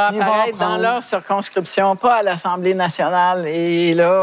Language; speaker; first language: French; native; French